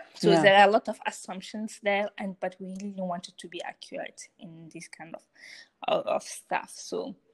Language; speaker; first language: English; non-native, fluent; Hausa